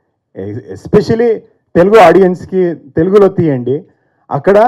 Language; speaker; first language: Telugu; non-native, fluent; Kannada